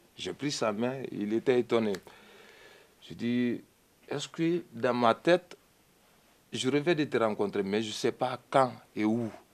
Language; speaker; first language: French; non-native, local second language; Mandingo